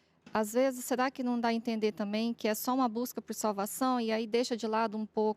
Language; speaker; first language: Portuguese; native; Portuguese